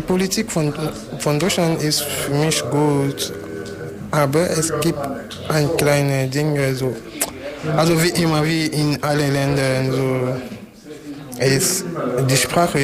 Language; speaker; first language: German; non-native, learner; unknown